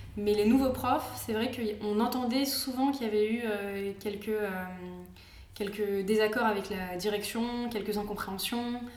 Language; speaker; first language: French; native; French